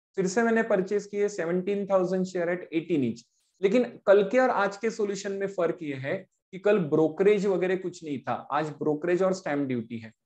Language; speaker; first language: Hindi; non-native, local second language; Marathi